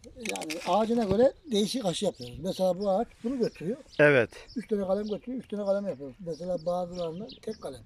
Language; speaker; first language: Turkish; native; Turkish